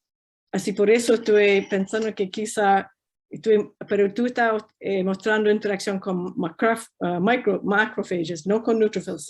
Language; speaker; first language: Spanish; non-native, fluent; English